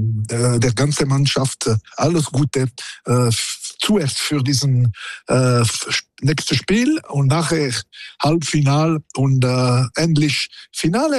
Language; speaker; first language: German; non-native, local second language; French